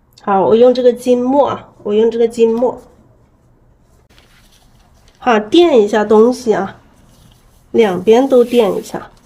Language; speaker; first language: Chinese; native; Chinese